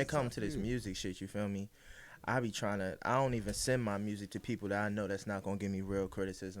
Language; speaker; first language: English; native; English